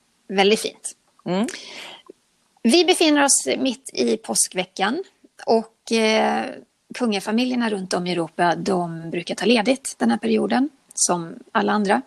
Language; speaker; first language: Swedish; native; Swedish